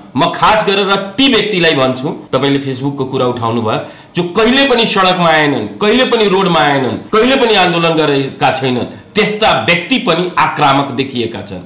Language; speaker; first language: Nepali; non-native, local second language; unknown